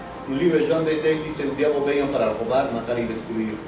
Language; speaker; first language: Portuguese; non-native, fluent; Spanish